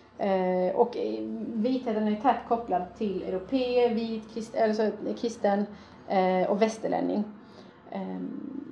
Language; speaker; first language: Swedish; early bilingual, other home language; Persian